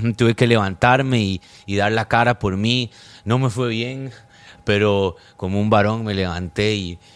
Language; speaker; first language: Spanish; non-native, fluent; French